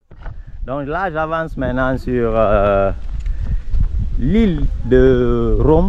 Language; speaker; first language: French; non-native, local second language; Susu